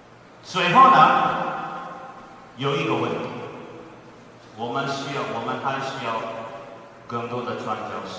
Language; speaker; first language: Chinese; non-native, fluent; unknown